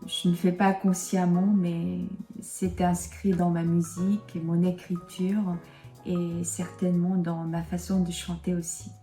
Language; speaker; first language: French; non-native, fluent; Korean